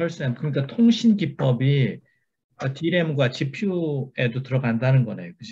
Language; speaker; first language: Korean; native; Korean